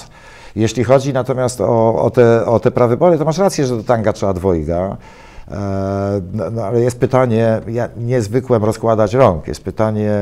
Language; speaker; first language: Polish; native; Polish